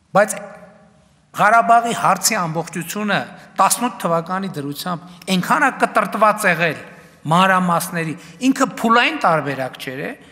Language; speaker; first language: Armenian; native; Armenian